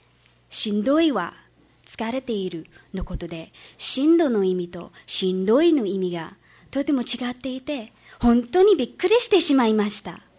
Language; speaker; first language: Japanese; non-native, fluent; English